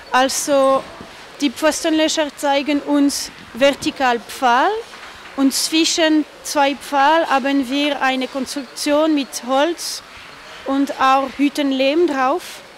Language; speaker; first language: German; non-native, fluent; French